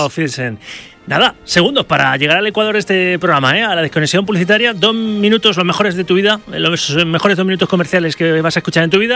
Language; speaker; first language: Spanish; native; Spanish